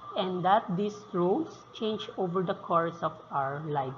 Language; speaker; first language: English; non-native, local second language; Filipino